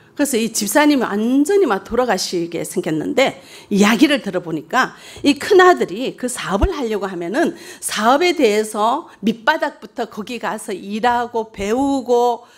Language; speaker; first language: Korean; early bilingual, heritage; Korean